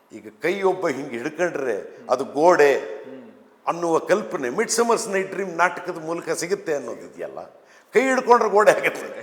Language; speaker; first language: Kannada; native; Kannada